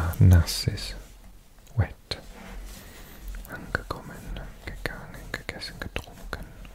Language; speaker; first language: German; non-native, learner; Welsh